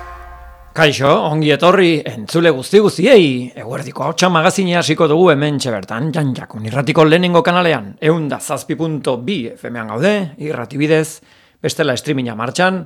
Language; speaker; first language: Basque; native; Basque